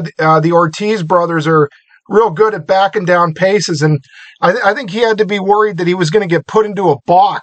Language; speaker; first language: English; native; English